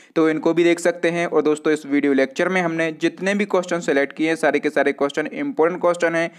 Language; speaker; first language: Hindi; native; Hindi